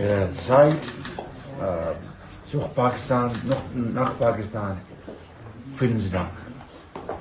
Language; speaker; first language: German; non-native, learner; Urdu